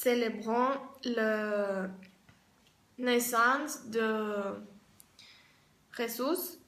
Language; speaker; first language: French; non-native, learner; Spanish